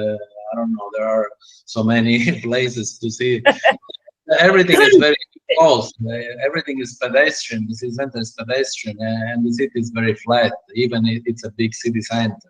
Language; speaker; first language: English; non-native, learner; Italian